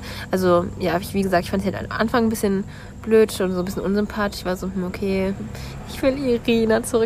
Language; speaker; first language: German; native; German